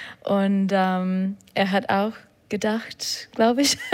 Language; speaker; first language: German; non-native, learner; English